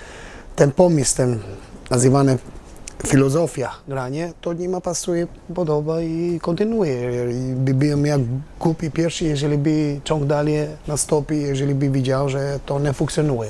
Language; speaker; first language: Polish; non-native, learner; Albanian